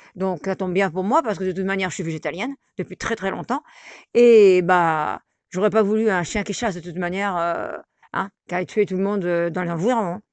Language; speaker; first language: French; native; French